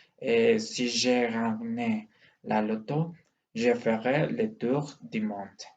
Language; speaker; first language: French; non-native, learner; Spanish